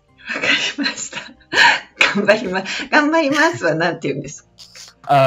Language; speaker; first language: Japanese; non-native, learner; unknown